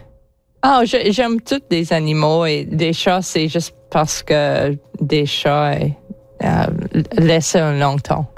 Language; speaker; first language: French; non-native, learner; English